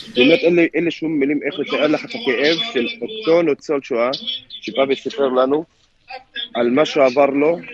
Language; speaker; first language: Hebrew; non-native, local second language; Arabic